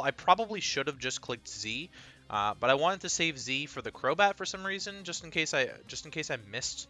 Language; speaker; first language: English; native; English